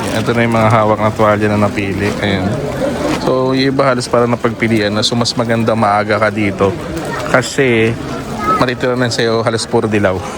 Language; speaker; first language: Filipino; native; Filipino